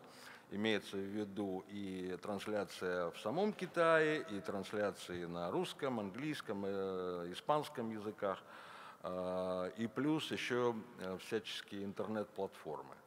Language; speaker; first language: Russian; native; Russian